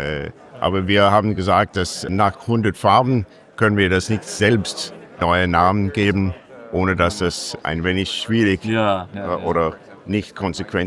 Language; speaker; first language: German; non-native, learner; English